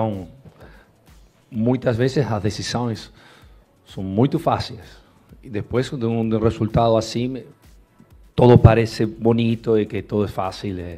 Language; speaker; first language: Portuguese; non-native, fluent; Spanish